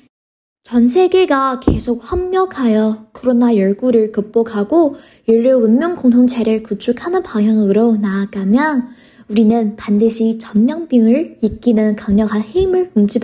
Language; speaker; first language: Korean; non-native, fluent; Chinese